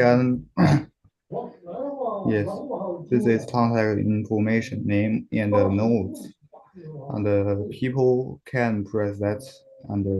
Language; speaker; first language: English; non-native, learner; Chinese